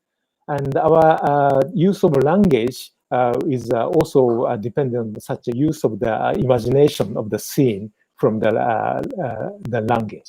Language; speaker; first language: English; non-native, fluent; Japanese